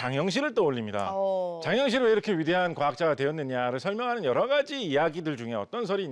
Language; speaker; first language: Korean; native; Korean